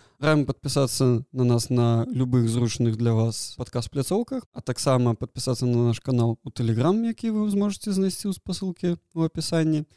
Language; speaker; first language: Belarusian; non-native, local second language; Russian